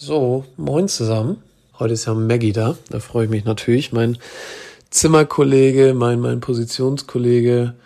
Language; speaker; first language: German; native; German